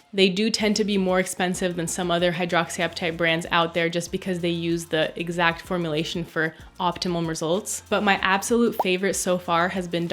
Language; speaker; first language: English; native; English